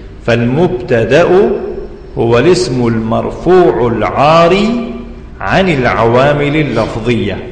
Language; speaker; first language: Arabic; non-native, fluent; Tajik